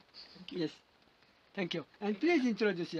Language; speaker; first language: English; non-native, learner; Mongolian